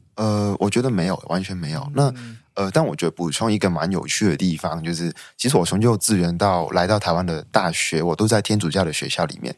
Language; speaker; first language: Chinese; non-native, local second language; Cantonese